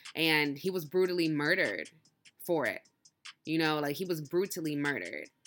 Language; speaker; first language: English; early bilingual, other home language; Yoruba